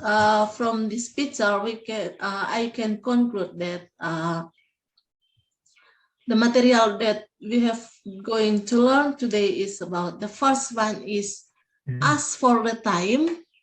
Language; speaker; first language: English; non-native, fluent; Indonesian